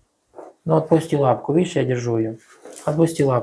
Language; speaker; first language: Russian; native; Russian